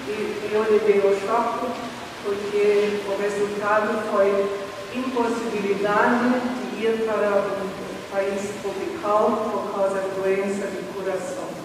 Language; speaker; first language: Portuguese; non-native, fluent; German